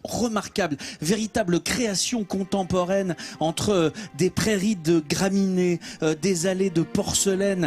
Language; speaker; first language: French; native; French